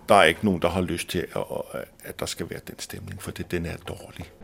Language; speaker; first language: Danish; native; Danish